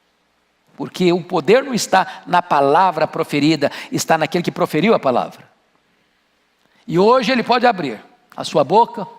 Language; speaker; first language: Portuguese; native; Portuguese